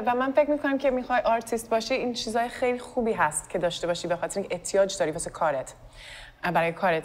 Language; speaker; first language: Persian; early bilingual, other home language; English